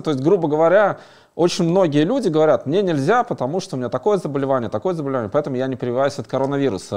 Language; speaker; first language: Russian; native; Russian